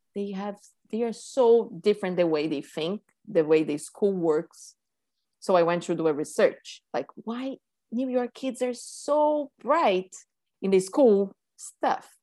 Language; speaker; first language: English; non-native, fluent; Portuguese